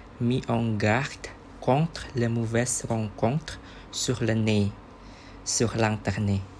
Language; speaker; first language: French; non-native, learner; Indonesian